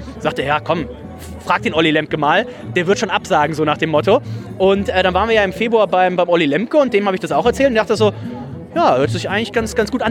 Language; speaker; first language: German; native; German